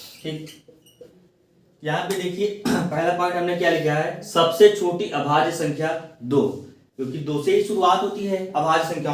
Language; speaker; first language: Hindi; native; Hindi